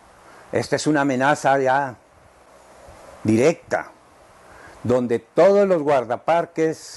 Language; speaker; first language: Spanish; native; Spanish